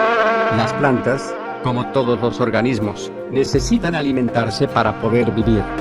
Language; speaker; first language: Spanish; native; Spanish